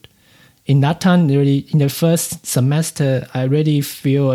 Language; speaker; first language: English; non-native, fluent; Chinese